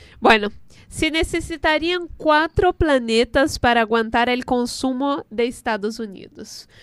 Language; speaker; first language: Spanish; non-native, fluent; Portuguese